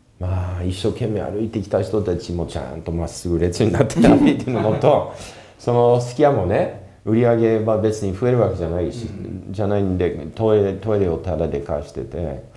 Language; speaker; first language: Japanese; non-native, fluent; English